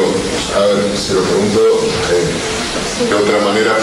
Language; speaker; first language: Spanish; native; Spanish